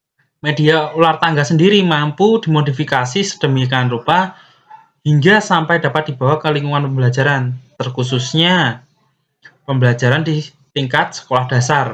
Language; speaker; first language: Indonesian; native; Indonesian